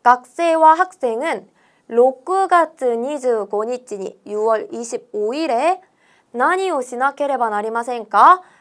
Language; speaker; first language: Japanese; non-native, fluent; Korean